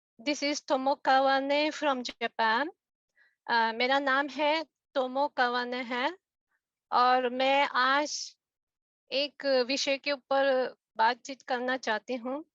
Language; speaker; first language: Hindi; non-native, fluent; Japanese